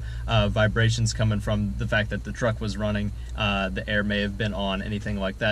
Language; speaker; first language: English; native; English